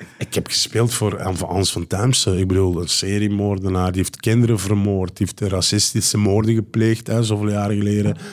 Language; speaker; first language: Dutch; non-native, local second language; Turkish